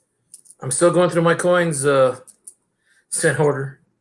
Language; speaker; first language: English; native; English